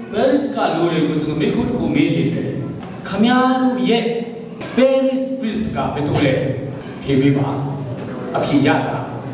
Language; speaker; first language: Burmese; non-native, local second language; Hakha Chin